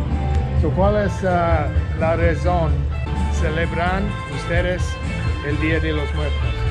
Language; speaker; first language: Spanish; non-native, learner; English